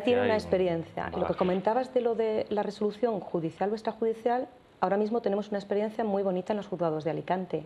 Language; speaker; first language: Spanish; native; Spanish